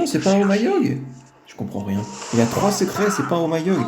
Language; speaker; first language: French; native; French